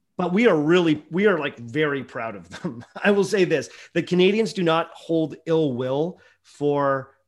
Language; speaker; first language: English; native; English